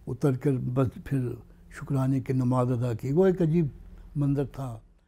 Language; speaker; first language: Hindi; native; Hindi